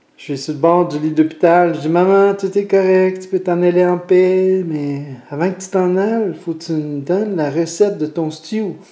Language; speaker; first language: French; native; French